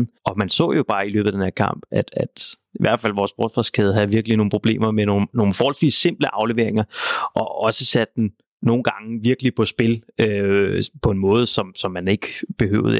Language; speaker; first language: Danish; native; Danish